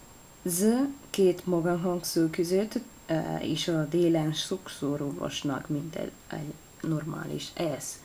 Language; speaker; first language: Hungarian; non-native, learner; Italian